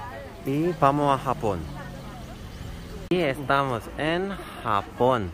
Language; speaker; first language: Spanish; non-native, fluent; Korean